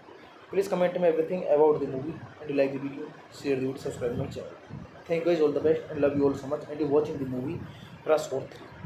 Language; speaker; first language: English; non-native, learner; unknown